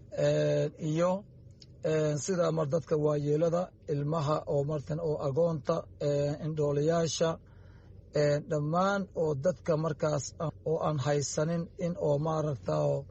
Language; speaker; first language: Somali; non-native, local second language; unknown